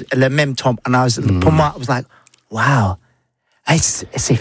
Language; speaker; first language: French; non-native, learner; English